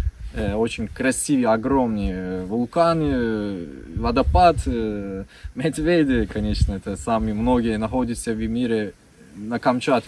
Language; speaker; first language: Russian; non-native, learner; Turkish